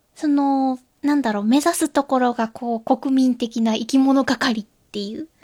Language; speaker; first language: Japanese; native; Japanese